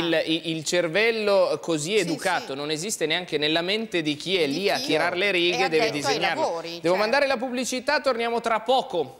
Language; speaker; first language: Italian; native; Italian